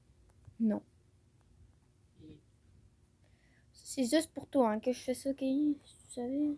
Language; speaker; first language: French; native; French